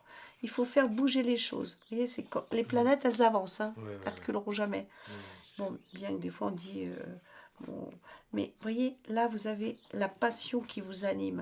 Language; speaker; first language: French; native; French